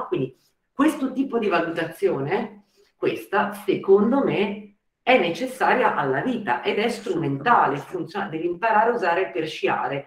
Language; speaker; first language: Italian; native; Italian